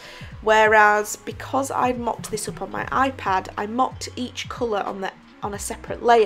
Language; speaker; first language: English; native; English